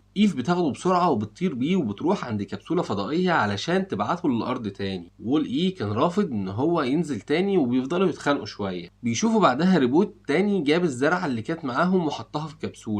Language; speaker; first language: Arabic; native; Arabic